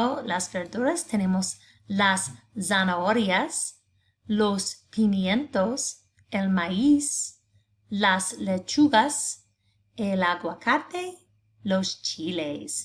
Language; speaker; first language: Spanish; non-native, fluent; English